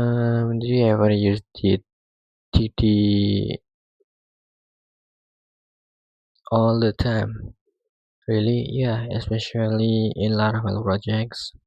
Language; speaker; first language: English; non-native, learner; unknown